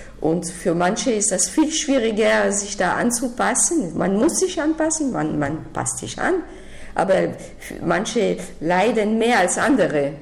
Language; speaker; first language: German; non-native, fluent; French